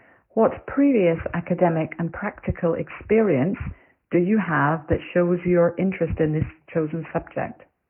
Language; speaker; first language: English; native; English